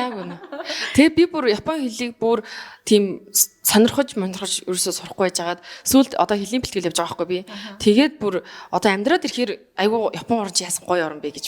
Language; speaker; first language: Mongolian; native; Mongolian